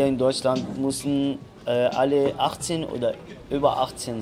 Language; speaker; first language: German; non-native, learner; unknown